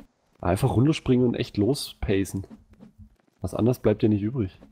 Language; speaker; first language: German; native; German